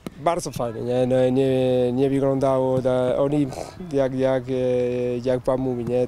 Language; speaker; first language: Polish; non-native, learner; Spanish